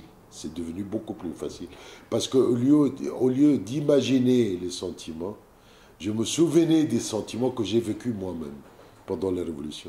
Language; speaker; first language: French; non-native, fluent; Arabic